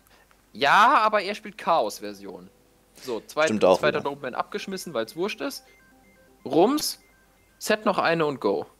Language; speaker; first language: German; native; German